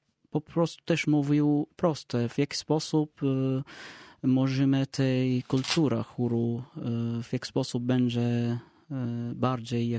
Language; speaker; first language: Polish; non-native, learner; Arabic